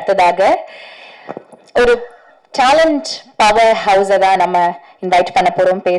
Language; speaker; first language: Tamil; native; Tamil